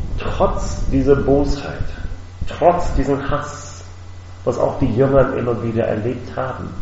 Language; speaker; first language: German; non-native, fluent; English